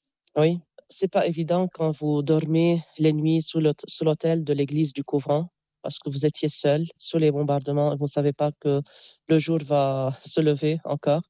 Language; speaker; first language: French; non-native, local second language; Arabic